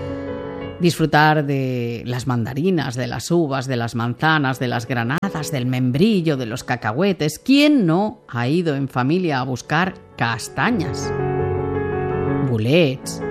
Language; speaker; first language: Spanish; native; Spanish